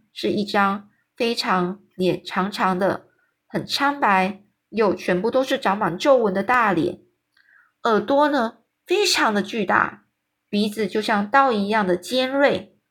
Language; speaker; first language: Chinese; native; Chinese